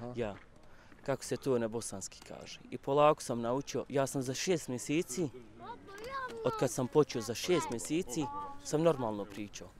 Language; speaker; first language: Croatian; non-native, learner; Kurdish